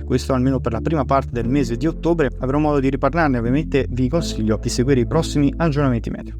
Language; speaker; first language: Italian; native; Italian